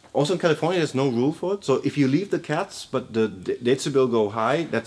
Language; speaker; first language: English; non-native, fluent; German